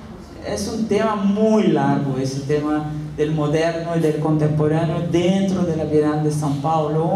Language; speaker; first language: Spanish; non-native, fluent; Portuguese